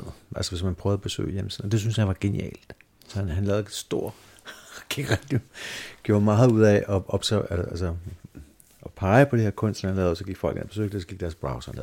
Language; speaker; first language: Danish; native; Danish